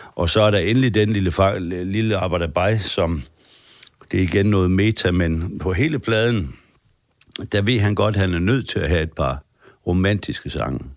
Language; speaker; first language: Danish; native; Danish